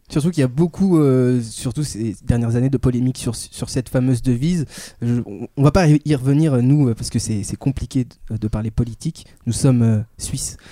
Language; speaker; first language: French; native; French